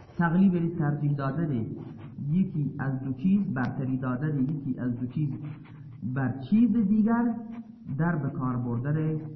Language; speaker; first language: Persian; non-native, local second language; Baluchi